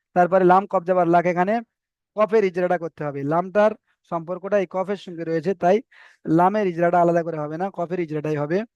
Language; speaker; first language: Bangla; native; Bangla